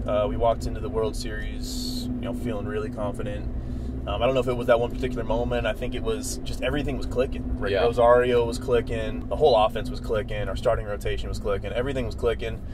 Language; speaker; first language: English; native; English